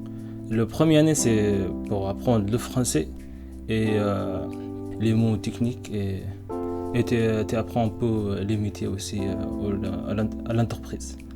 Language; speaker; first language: French; non-native, learner; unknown